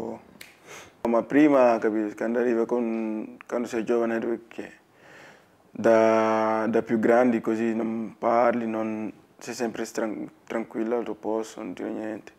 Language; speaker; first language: Italian; non-native, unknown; Wolof